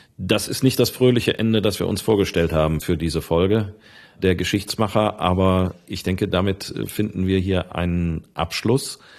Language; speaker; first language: German; native; German